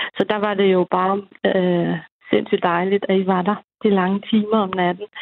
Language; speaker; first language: Danish; native; Danish